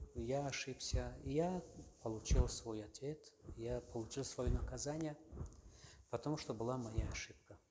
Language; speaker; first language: Russian; non-native, local second language; Tajik